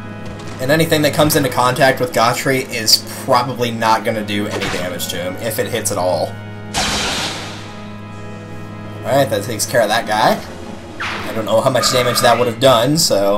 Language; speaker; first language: English; native; English